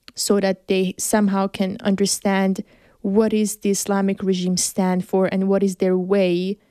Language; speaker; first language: English; non-native, fluent; Persian